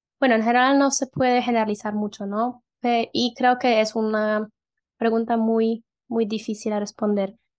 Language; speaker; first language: Spanish; non-native, fluent; Polish